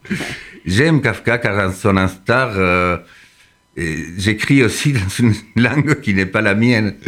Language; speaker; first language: French; non-native, fluent; Spanish